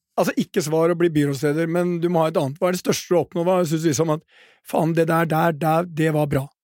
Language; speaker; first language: Norwegian; native; Norwegian